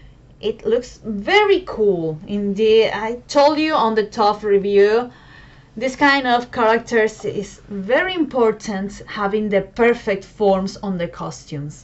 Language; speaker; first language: English; non-native, fluent; Spanish